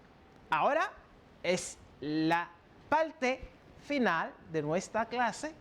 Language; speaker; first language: Spanish; non-native, fluent; French